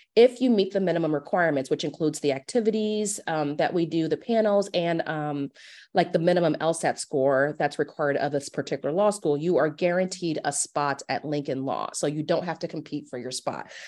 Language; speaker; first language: English; native; English